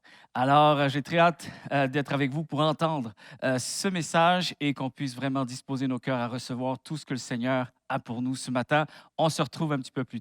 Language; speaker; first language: French; native; French